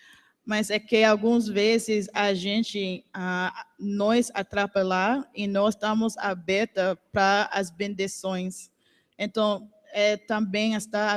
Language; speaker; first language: Portuguese; non-native, learner; English